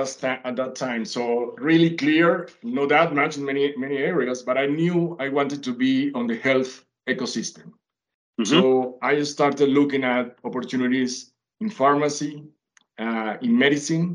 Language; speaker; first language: English; non-native, fluent; Spanish